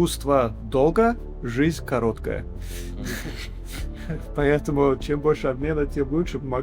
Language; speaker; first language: Russian; early bilingual, heritage; English